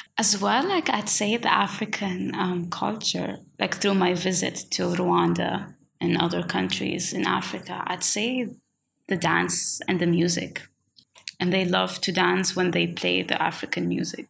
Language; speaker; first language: English; non-native, fluent; Swahili